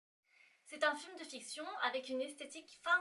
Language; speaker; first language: French; native; French